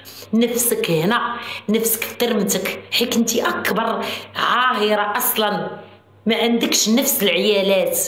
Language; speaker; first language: Arabic; native; Arabic